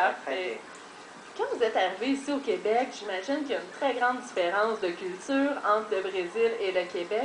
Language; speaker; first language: French; native; French